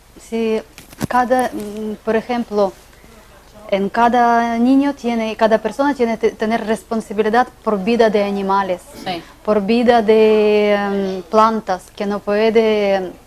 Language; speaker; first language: Spanish; non-native, learner; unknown